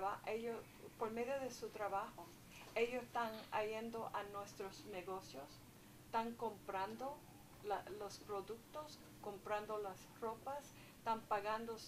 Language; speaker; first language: Spanish; early bilingual, heritage; Spanish